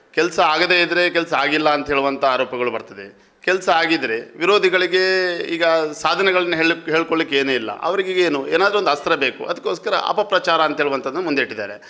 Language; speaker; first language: Kannada; native; Kannada